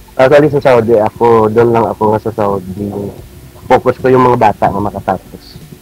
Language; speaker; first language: Filipino; non-native, local second language; Hiligaynon